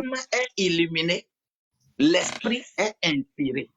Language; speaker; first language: French; non-native, local second language; Ewe